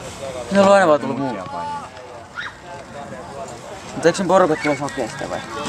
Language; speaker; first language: Finnish; native; Finnish